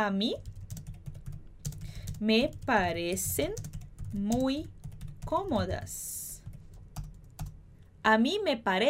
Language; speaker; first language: Spanish; non-native, fluent; Portuguese